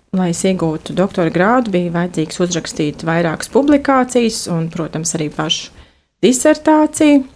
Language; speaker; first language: Latvian; native; Latvian